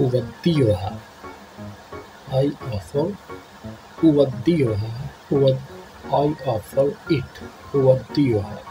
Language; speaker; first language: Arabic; non-native, fluent; Urdu